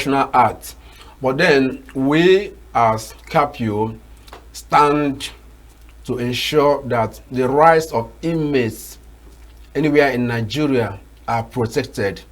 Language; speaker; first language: English; non-native, local second language; Igbo